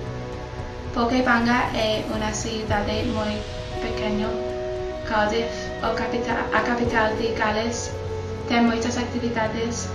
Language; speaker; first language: Galician; non-native, learner; English